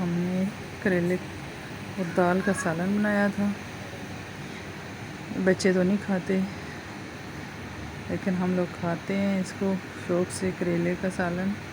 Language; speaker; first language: Hindi; native; Hindi